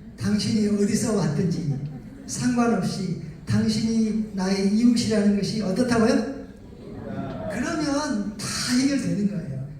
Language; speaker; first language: Korean; native; Korean